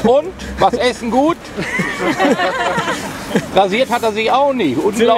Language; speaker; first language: German; native; German